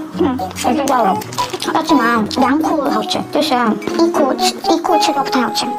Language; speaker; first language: Chinese; non-native, learner; Korean